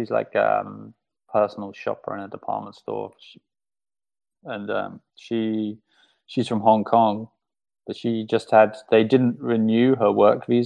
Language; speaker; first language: English; native; English